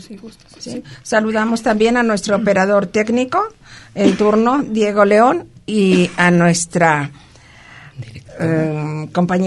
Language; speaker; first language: Spanish; native; Spanish